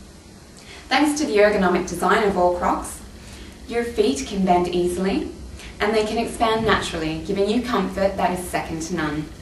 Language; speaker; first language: English; native; English